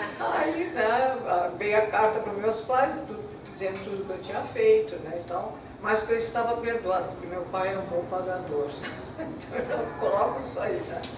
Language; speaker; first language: Portuguese; non-native, local second language; German